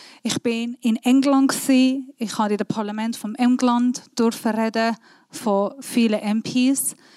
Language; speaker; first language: German; non-native, fluent; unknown